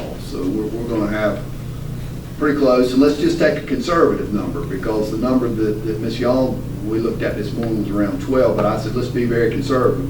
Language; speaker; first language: English; native; English